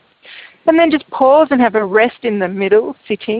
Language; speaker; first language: English; native; English